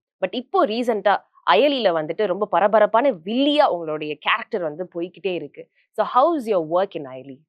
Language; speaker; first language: Tamil; native; Tamil